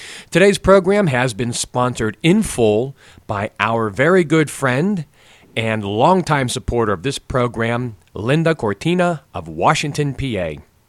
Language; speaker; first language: English; native; English